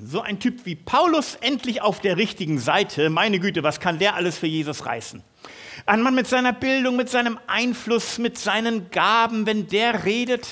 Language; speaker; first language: German; native; German